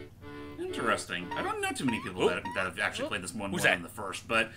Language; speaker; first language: English; native; English